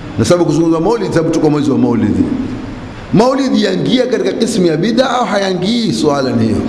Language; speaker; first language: Swahili; native; Swahili